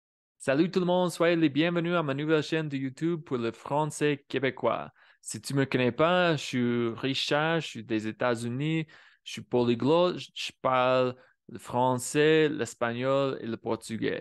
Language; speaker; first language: French; non-native, fluent; English